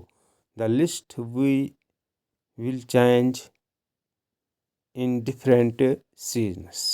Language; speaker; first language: English; non-native, local second language; Urdu